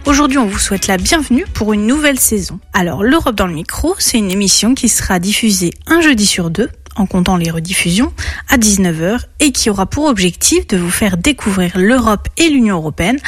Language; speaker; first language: French; native; French